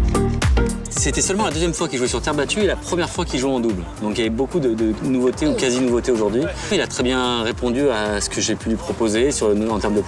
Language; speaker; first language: French; native; French